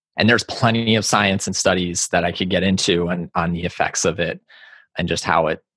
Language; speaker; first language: English; native; English